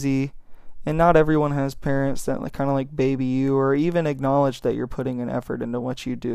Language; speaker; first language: English; native; English